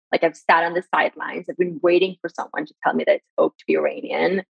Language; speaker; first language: English; early bilingual, other home language; Persian